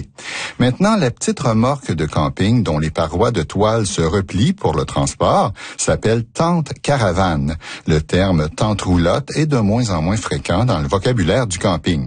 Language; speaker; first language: French; native; French